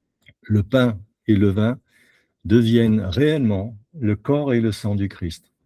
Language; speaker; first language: French; native; French